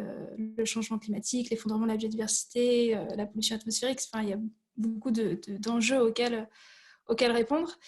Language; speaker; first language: French; native; French